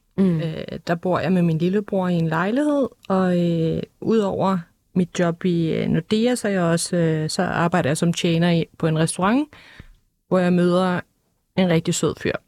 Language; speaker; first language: Danish; early bilingual, other home language; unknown